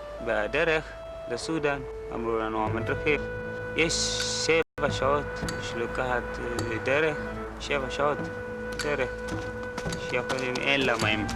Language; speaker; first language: Hebrew; non-native, learner; Amharic